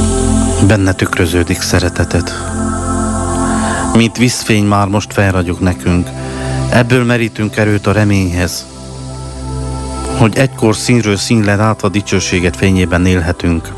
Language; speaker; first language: Hungarian; native; Hungarian